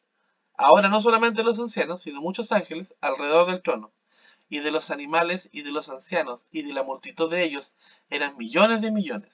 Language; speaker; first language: Spanish; native; Spanish